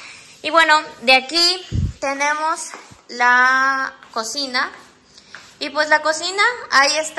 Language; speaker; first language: Spanish; native; Spanish